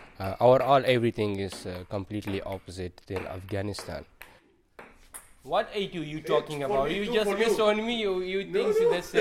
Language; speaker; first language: English; non-native, learner; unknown